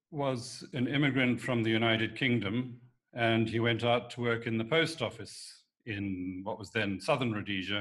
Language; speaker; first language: English; native; English